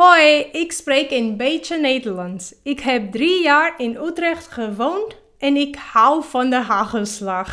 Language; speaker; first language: Dutch; non-native, learner; Portuguese